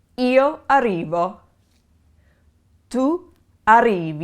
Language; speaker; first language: Italian; non-native, fluent; English